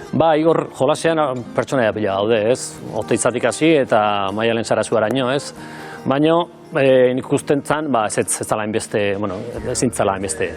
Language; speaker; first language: Basque; native; Basque